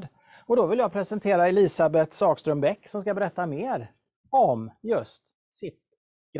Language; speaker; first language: Swedish; native; Swedish